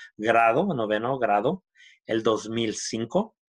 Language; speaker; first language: Spanish; early bilingual, heritage; Spanish